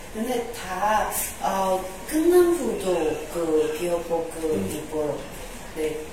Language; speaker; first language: Korean; non-native, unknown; Chinese